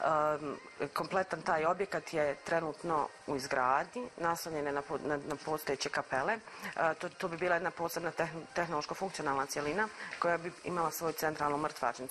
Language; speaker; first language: Croatian; native; Croatian